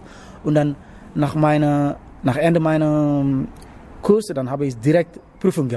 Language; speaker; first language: German; non-native, learner; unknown